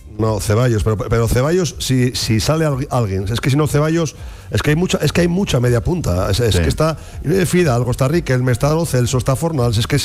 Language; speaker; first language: Spanish; native; Spanish